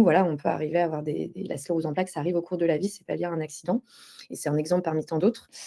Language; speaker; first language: French; native; French